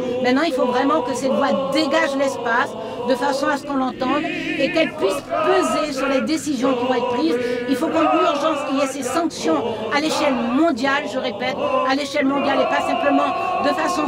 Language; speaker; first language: French; native; French